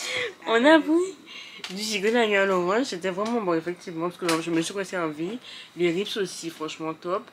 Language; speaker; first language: French; native; French